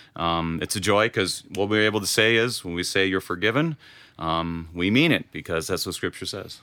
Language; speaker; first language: English; native; English